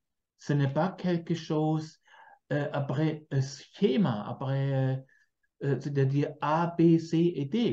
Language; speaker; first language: French; non-native, fluent; German